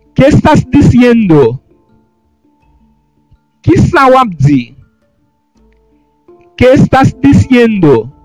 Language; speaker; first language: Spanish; non-native, fluent; Haitian Creole